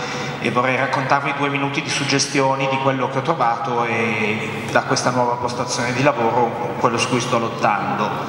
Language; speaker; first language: Italian; native; Italian